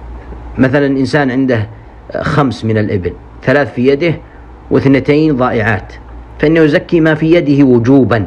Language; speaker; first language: Arabic; native; Arabic